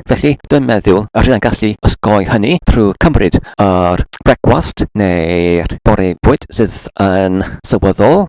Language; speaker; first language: Welsh; non-native, learner; English